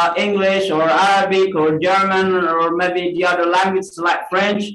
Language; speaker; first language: English; non-native, fluent; Indonesian